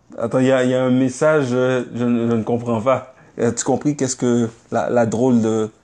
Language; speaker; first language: French; native; French